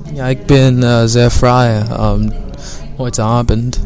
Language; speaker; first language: German; non-native, learner; English